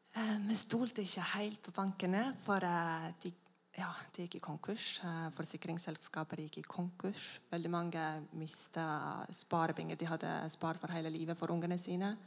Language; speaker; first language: Norwegian; non-native, fluent; Estonian